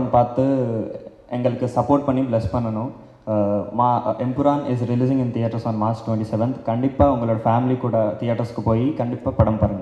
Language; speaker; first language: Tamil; non-native, learner; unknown